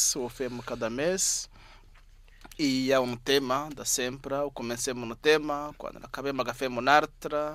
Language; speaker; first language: Catalan; non-native, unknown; Kinyarwanda